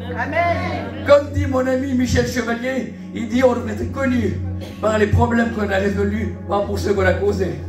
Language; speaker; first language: French; early bilingual, other home language; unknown